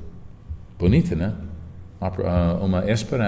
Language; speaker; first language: Portuguese; non-native, fluent; English